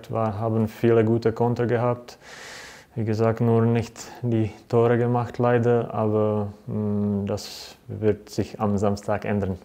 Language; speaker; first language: German; non-native, fluent; Czech